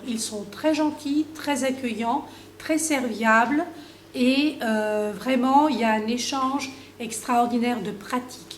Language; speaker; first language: French; non-native, fluent; Greek